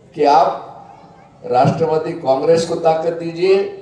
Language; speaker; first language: Hindi; non-native, local second language; Marathi